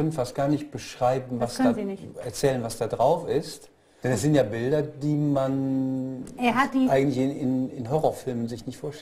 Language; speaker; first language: German; native; German